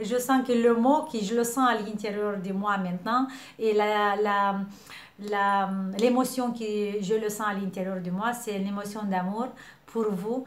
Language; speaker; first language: French; non-native, fluent; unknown